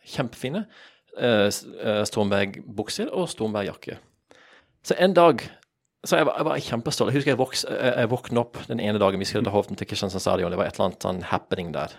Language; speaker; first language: Norwegian; non-native, fluent; English